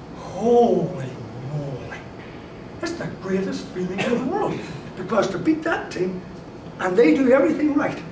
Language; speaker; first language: English; native; English